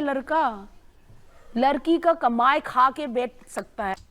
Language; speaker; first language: Hindi; non-native, local second language; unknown